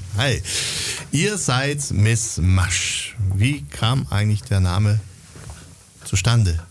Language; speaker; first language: German; native; German